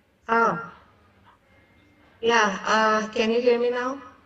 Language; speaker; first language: English; non-native, fluent; Indonesian